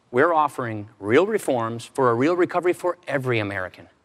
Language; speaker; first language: English; native; English